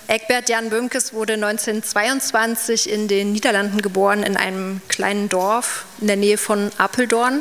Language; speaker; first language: German; native; German